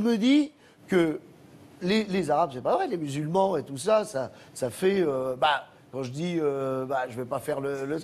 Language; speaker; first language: French; native; French